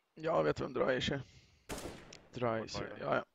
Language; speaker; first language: Swedish; native; Swedish